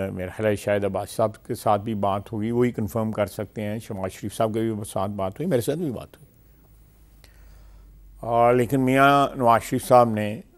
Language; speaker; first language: Urdu; non-native, local second language; Punjabi